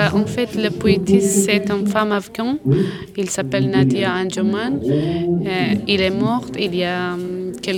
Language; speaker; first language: French; non-native, learner; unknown